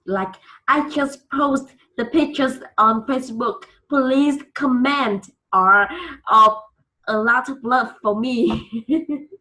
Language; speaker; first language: English; non-native, learner; Vietnamese